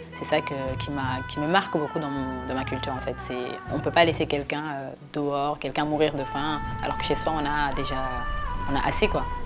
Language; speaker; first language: French; early bilingual, other home language; Wolof